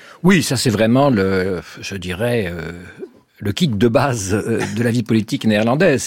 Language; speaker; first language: French; native; French